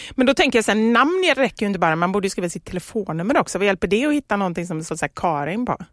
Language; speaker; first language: Swedish; native; Swedish